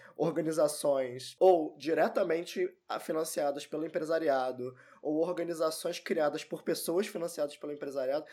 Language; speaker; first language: Portuguese; native; Portuguese